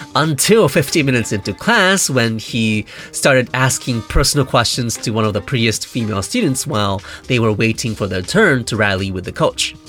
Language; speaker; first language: English; non-native, fluent; Japanese